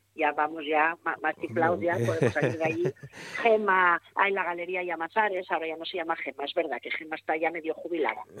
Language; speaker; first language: Spanish; native; Spanish